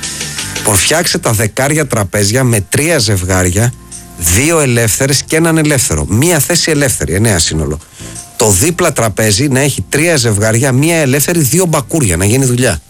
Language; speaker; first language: Greek; native; Greek